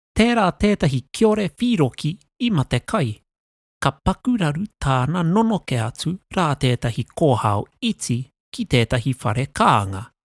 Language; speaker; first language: Māori; non-native, local second language; English